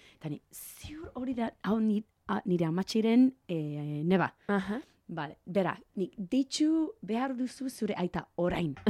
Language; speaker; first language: Basque; non-native, learner; English